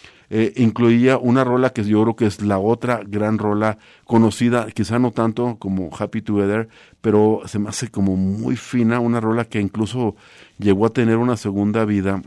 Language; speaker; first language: Spanish; native; Spanish